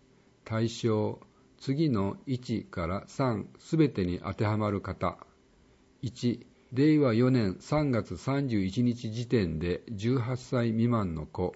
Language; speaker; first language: Japanese; native; Japanese